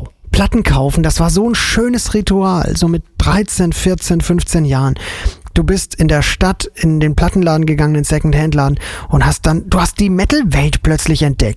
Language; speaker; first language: German; native; German